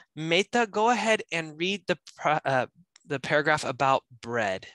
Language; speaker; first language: English; native; English